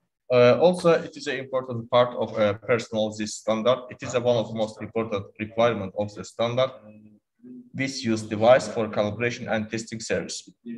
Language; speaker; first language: English; non-native, learner; Azerbaijani